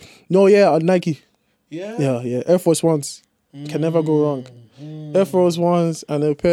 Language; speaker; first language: English; native; English